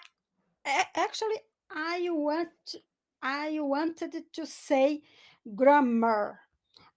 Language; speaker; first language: English; non-native, learner; Portuguese